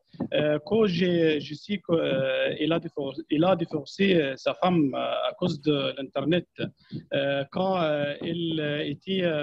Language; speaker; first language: French; non-native, fluent; Arabic